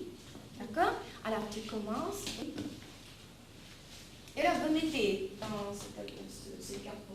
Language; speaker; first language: French; non-native, fluent; Russian